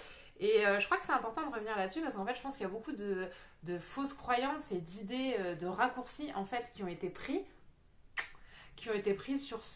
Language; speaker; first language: French; native; French